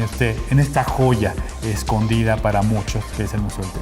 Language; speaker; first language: Spanish; native; Spanish